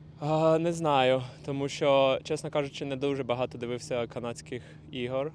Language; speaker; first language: Ukrainian; non-native, local second language; Russian